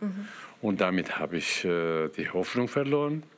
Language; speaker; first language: German; non-native, fluent; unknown